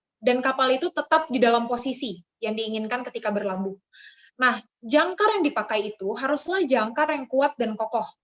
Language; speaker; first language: Indonesian; native; Indonesian